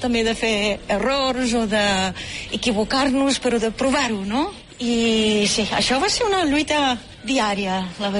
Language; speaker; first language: Catalan; non-native, fluent; Portuguese